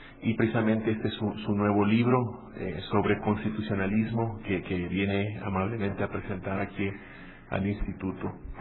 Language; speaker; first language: Spanish; native; Spanish